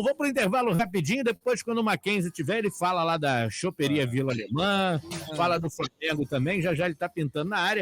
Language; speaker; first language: Portuguese; native; Portuguese